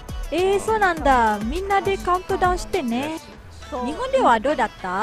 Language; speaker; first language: Japanese; non-native, fluent; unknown